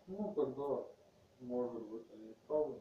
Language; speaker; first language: Russian; native; Russian